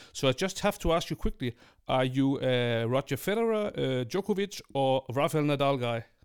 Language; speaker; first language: English; non-native, fluent; Danish